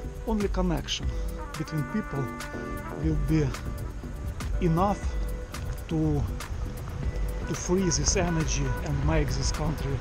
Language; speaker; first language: English; non-native, learner; Ukrainian